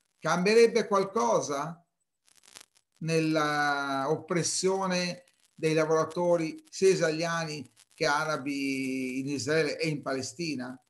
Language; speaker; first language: Italian; native; Italian